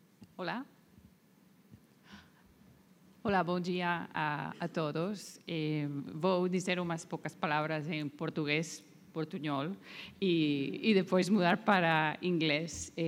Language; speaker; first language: Portuguese; non-native, learner; Spanish